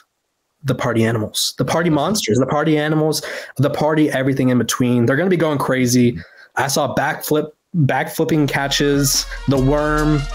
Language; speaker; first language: English; native; English